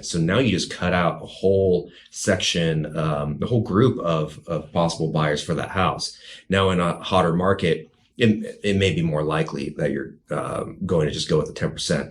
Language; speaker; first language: English; native; English